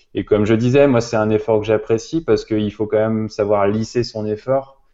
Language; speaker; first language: French; native; French